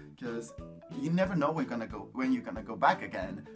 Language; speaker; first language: English; non-native, fluent; Spanish